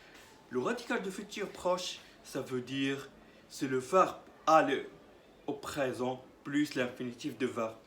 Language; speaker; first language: French; non-native, learner; Arabic